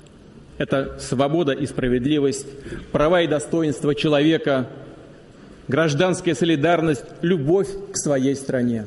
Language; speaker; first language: Russian; native; Russian